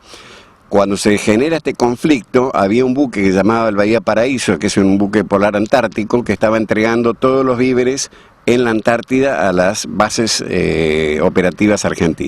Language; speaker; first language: Spanish; native; Spanish